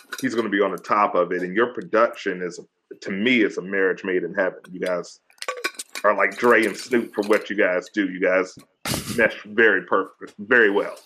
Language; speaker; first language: English; native; English